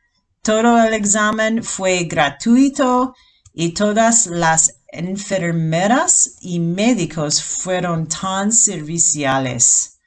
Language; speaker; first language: Spanish; non-native, fluent; English